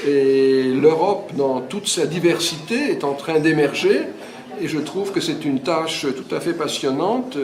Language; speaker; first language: French; early bilingual, other home language; Hungarian